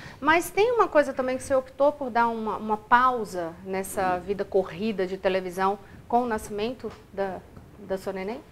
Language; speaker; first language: Portuguese; native; Portuguese